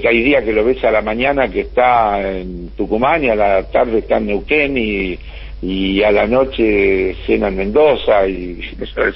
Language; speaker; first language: Spanish; native; Spanish